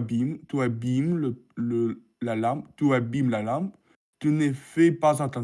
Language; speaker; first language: French; non-native, learner; Russian